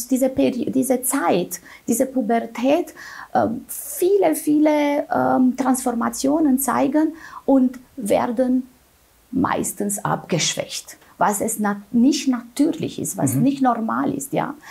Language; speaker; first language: German; non-native, fluent; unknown